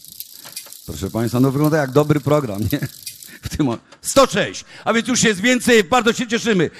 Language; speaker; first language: Polish; native; Polish